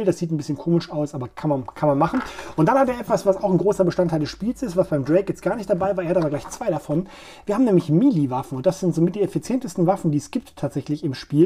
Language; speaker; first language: German; native; German